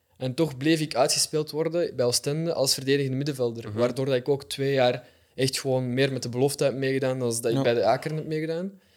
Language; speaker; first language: Dutch; native; Dutch